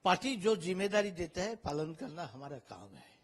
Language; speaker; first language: Hindi; non-native, local second language; Bangla